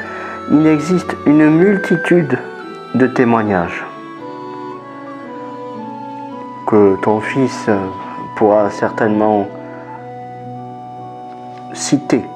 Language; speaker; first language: French; native; French